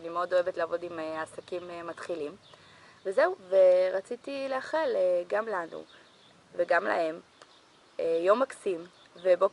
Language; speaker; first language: Hebrew; native; Hebrew